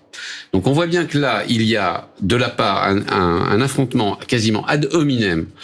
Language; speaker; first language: French; native; French